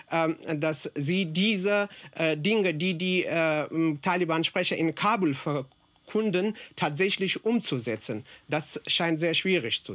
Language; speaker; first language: German; non-native, fluent; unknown